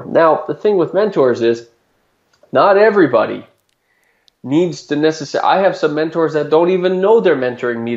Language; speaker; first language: English; native; English